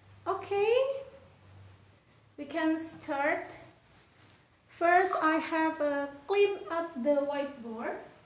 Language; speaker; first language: English; non-native, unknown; Sundanese